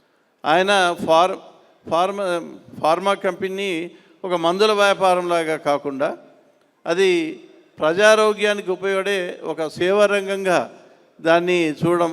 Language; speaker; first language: Telugu; native; Telugu